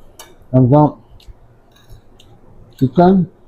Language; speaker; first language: English; non-native, learner; Persian